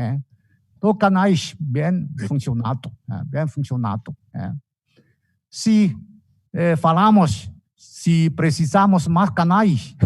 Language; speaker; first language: Portuguese; non-native, fluent; Chinese